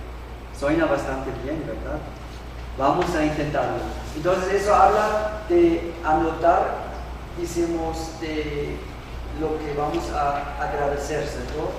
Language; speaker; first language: Spanish; non-native, learner; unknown